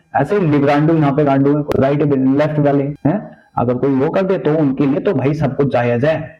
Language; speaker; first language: Hindi; native; Hindi